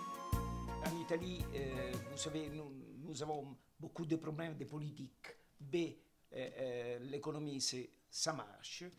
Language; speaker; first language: French; non-native, learner; Italian